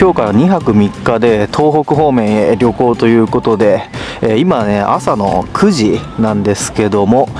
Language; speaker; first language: Japanese; native; Japanese